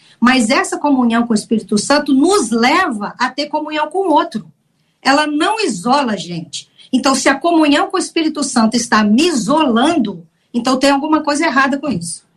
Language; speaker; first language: Portuguese; native; Portuguese